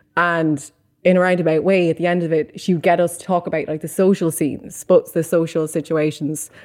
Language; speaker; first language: English; native; English